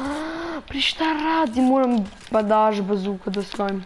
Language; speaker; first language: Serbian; early bilingual, heritage; Serbian